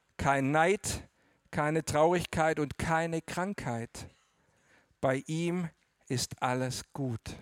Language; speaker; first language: German; native; German